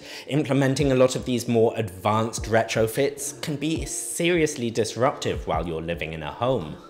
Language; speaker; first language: English; native; English